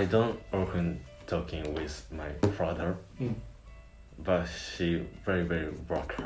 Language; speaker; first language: English; non-native, learner; Japanese